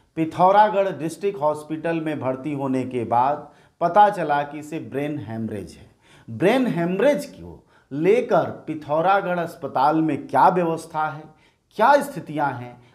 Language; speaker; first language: Hindi; native; Hindi